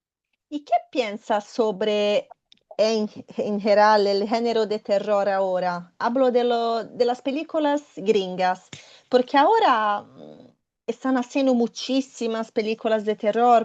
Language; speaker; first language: Spanish; non-native, fluent; Portuguese